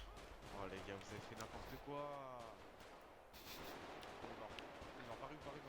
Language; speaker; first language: French; native; French